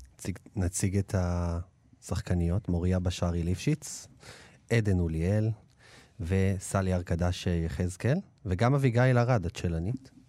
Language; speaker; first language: Hebrew; native; Hebrew